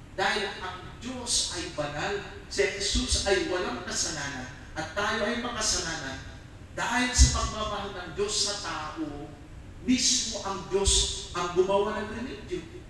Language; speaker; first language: Filipino; non-native, local second language; Iloko